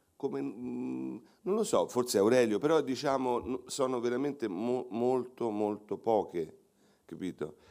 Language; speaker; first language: Italian; native; Italian